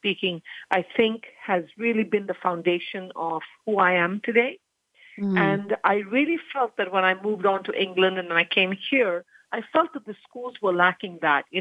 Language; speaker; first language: English; non-native, local second language; Punjabi